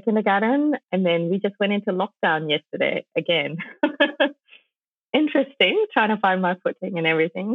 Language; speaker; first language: English; non-native, local second language; Tamil